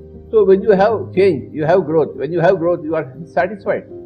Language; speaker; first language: English; non-native, local second language; Telugu